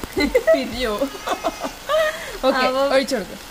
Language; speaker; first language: Malayalam; native; Malayalam